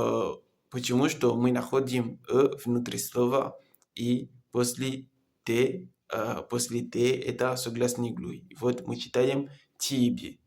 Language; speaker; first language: Russian; non-native, learner; Comorian